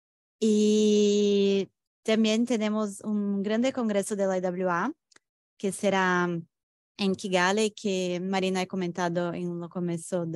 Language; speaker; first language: Spanish; non-native, fluent; Portuguese